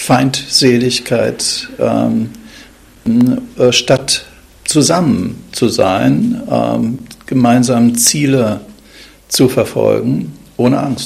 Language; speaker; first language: German; native; German